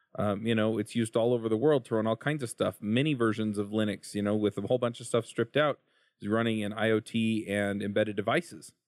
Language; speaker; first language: English; native; English